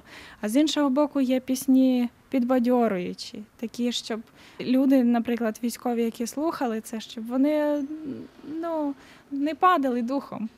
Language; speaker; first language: Ukrainian; native; Ukrainian